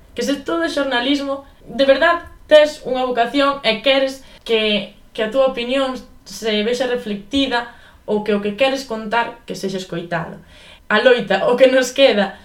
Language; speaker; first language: Galician; native; Galician